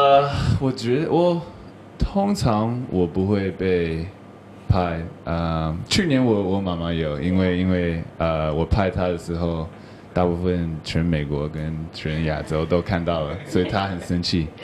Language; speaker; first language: Chinese; early bilingual, heritage; English